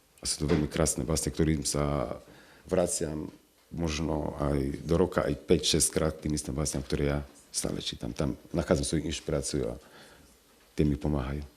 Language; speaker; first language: Slovak; non-native, local second language; Romany